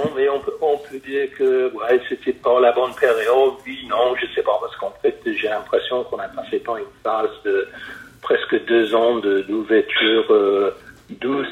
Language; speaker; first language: French; non-native, fluent; English